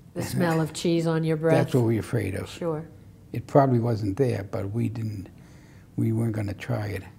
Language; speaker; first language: English; native; English